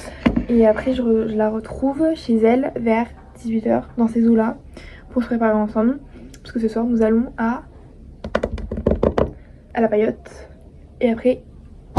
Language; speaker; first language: French; native; French